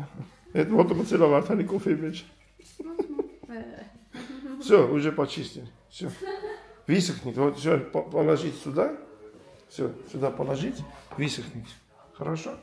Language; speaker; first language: Russian; non-native, fluent; Armenian